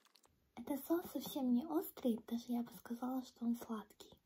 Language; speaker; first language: Russian; non-native, fluent; Korean